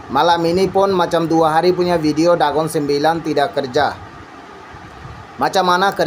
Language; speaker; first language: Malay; non-native, learner; Bangla